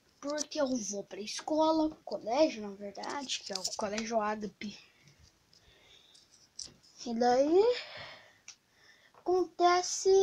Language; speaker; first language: Portuguese; native; Portuguese